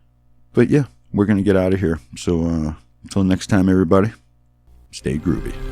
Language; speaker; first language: English; native; English